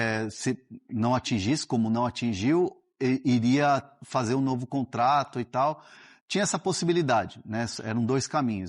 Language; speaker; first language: Portuguese; native; Portuguese